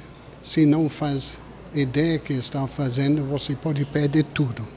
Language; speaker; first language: Portuguese; non-native, fluent; English